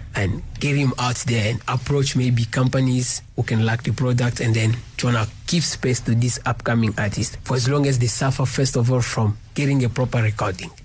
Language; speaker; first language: English; non-native, learner; Lingala